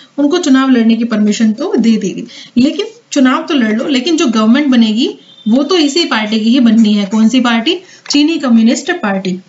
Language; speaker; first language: Hindi; native; Hindi